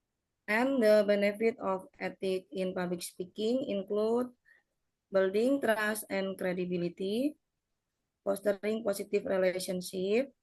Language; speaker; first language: English; non-native, learner; Indonesian